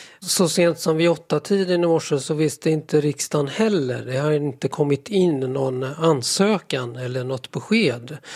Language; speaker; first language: Swedish; native; Swedish